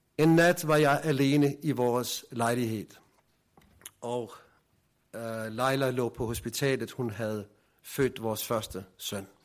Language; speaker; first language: Danish; native; Danish